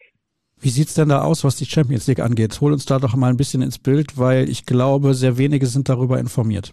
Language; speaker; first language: German; native; German